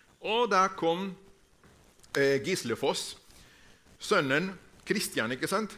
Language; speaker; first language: Norwegian; non-native, fluent; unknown